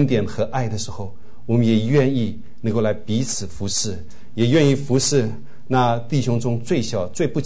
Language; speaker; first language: Chinese; native; Chinese